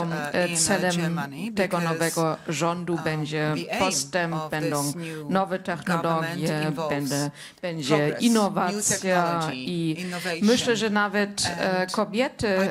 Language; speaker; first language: Polish; non-native, fluent; German